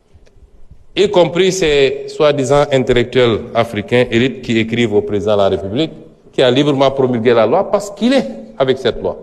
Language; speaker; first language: French; non-native, local second language; Wolof